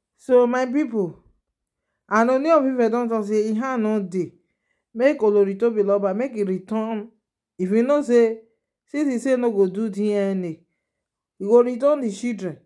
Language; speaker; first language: Nigerian Pidgin; non-native, local second language; Yoruba